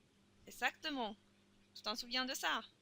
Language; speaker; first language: French; non-native, fluent; Spanish